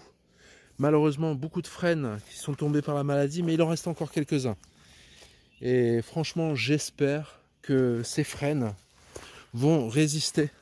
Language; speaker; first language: French; native; French